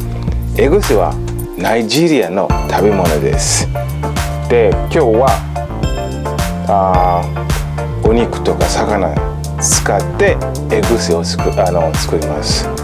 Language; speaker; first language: Japanese; non-native, learner; Swahili